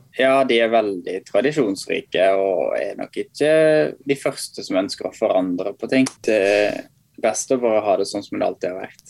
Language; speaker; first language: Norwegian; native; Norwegian